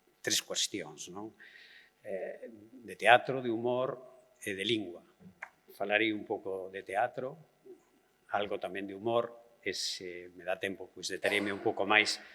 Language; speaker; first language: Galician; native; Galician